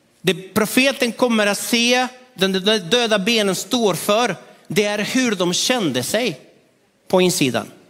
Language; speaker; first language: Swedish; non-native, fluent; Spanish